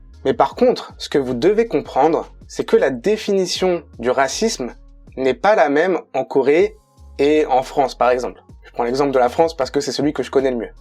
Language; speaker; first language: French; native; French